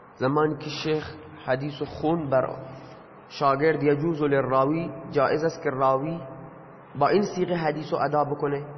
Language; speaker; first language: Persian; non-native, local second language; Baluchi